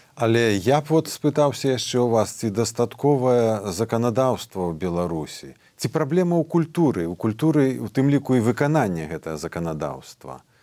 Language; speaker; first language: Belarusian; native; Belarusian